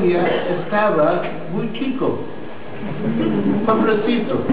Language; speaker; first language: Spanish; non-native, learner; English